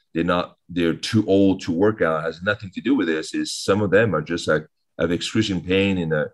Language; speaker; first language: English; early bilingual, other home language; French